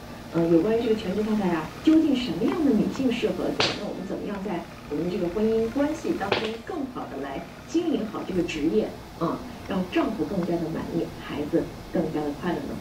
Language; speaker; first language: Chinese; native; Chinese